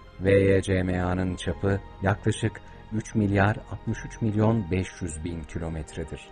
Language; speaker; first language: Turkish; native; Turkish